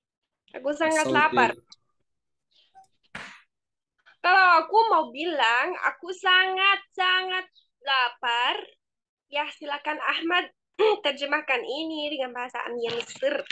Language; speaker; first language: Indonesian; non-native, fluent; Arabic